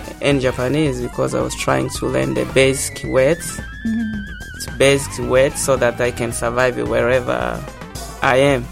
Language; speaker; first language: English; non-native, local second language; Portuguese